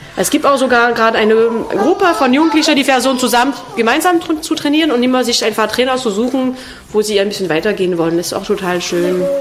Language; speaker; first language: German; non-native, fluent; French